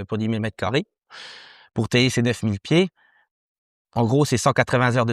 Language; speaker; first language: French; native; French